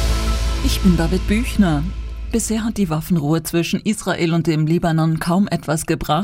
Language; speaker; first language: German; native; German